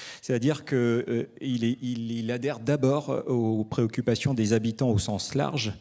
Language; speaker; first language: French; native; French